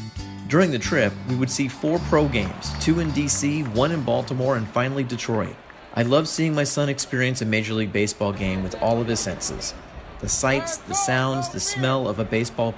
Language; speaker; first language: English; native; English